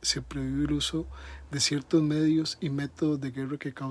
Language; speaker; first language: Spanish; native; Spanish